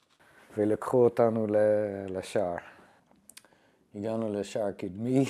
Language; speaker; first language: Hebrew; non-native, fluent; English